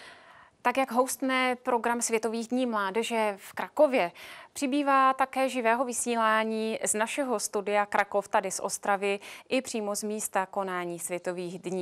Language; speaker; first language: Czech; native; Czech